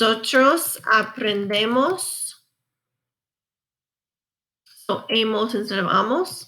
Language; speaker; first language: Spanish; non-native, fluent; English